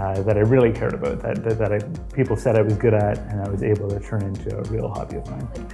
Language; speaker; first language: English; native; English